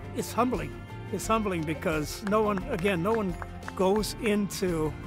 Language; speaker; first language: English; early bilingual, other home language; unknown